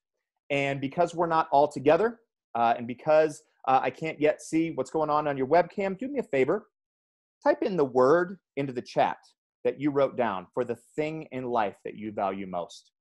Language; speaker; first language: English; native; English